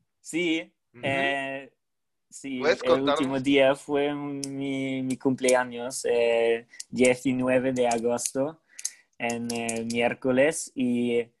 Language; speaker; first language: Spanish; non-native, learner; German